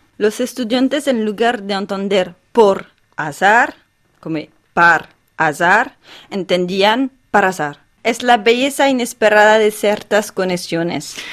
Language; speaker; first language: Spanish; non-native, fluent; French